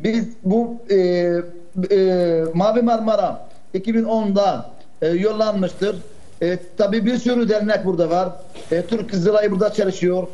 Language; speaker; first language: Turkish; non-native, fluent; Arabic